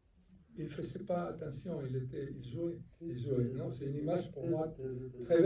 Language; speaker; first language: French; non-native, fluent; Spanish